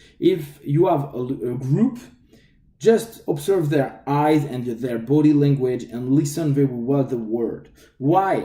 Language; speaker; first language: English; non-native, fluent; French